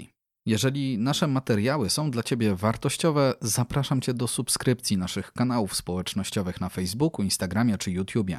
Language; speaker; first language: Polish; native; Polish